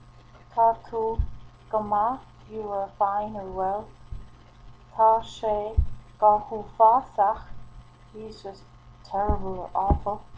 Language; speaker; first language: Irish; non-native, learner; English